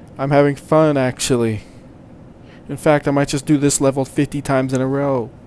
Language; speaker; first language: English; native; English